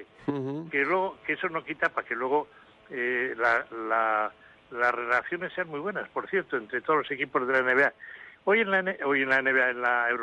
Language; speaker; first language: Spanish; native; Spanish